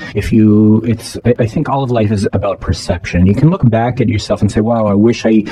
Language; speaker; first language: English; native; English